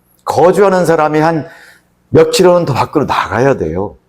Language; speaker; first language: Korean; native; Korean